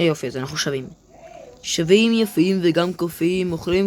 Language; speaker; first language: Hebrew; native; Hebrew